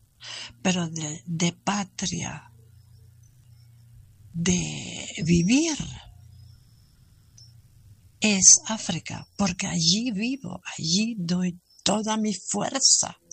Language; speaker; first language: Spanish; non-native, learner; German